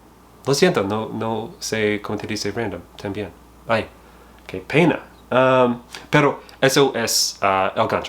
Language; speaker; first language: Spanish; non-native, learner; English